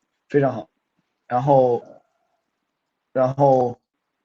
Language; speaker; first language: Chinese; non-native, fluent; Swedish